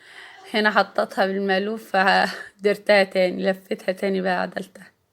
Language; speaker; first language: Arabic; native; Arabic